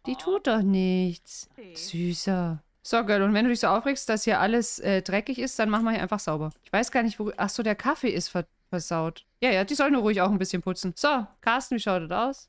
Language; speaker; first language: German; native; German